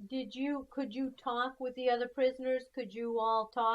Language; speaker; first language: English; native; English